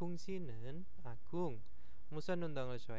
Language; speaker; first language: Korean; non-native, fluent; Indonesian